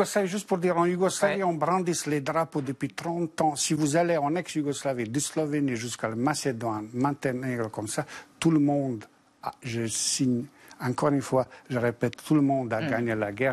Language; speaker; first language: French; non-native, fluent; Bosnian